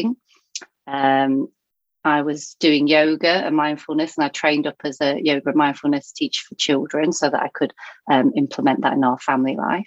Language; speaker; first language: English; native; English